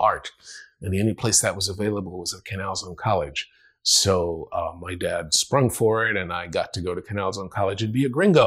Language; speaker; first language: English; non-native, fluent; Spanish